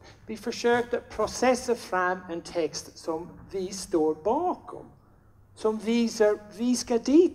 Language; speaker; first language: Swedish; non-native, fluent; English